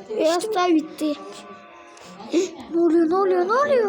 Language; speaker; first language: Turkish; native; Turkish